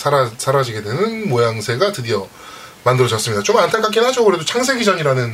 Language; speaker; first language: Korean; native; Korean